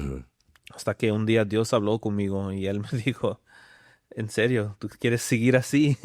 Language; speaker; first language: Spanish; early bilingual, other home language; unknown